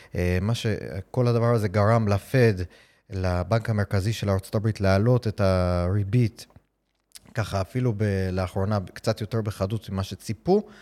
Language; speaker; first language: Hebrew; non-native, fluent; English